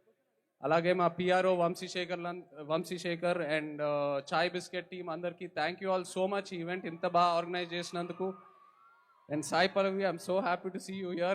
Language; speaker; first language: Telugu; native; Telugu